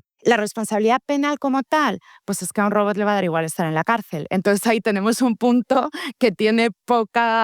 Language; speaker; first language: Spanish; native; Spanish